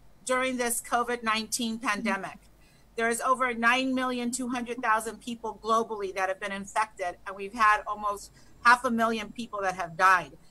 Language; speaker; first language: English; early bilingual, other home language; Spanish